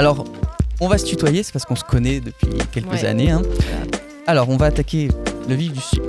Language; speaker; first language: French; native; French